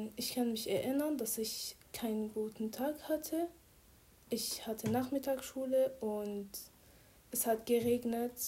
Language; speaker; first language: German; non-native, fluent; Arabic